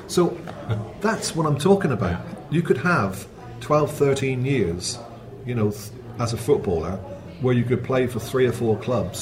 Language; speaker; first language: English; native; English